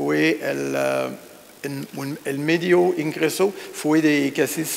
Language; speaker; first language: Spanish; non-native, learner; French